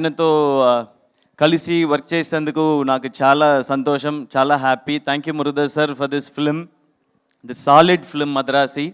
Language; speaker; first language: Telugu; non-native, learner; Tamil